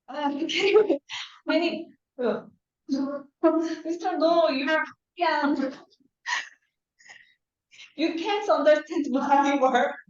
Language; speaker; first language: English; non-native, learner; Korean